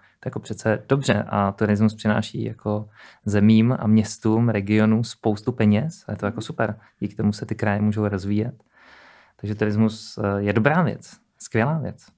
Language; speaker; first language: Czech; native; Czech